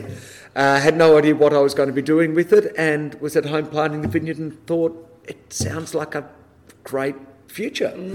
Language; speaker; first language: English; native; English